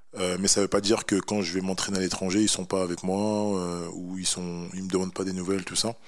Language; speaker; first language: French; native; French